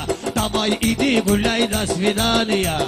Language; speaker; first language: Russian; non-native, learner; Talysh